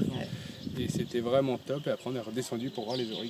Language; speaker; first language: French; native; French